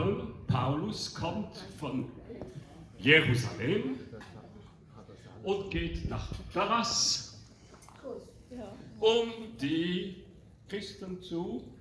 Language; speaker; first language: German; non-native, local second language; French